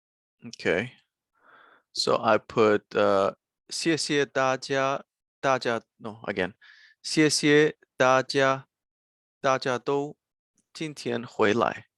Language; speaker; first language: Chinese; non-native, learner; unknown